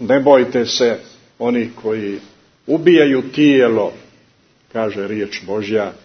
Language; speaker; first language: Croatian; native; Croatian